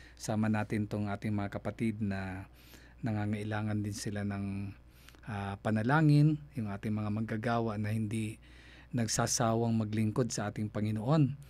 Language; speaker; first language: Filipino; non-native, local second language; Cebuano